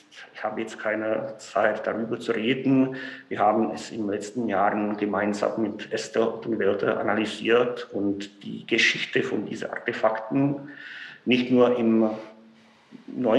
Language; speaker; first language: German; non-native, fluent; Czech